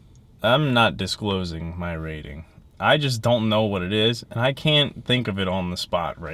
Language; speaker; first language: English; native; English